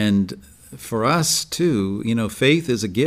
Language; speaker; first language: English; native; English